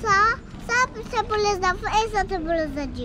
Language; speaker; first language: French; early bilingual, heritage; French